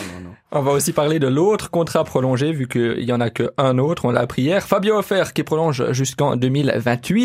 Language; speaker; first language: French; native; French